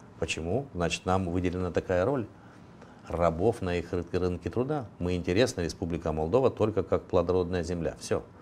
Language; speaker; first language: Russian; non-native, local second language; Romanian